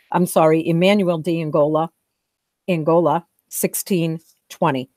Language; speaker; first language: English; native; English